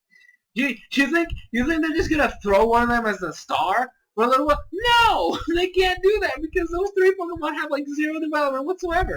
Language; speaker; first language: English; native; English